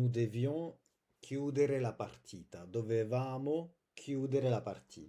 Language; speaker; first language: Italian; non-native, fluent; French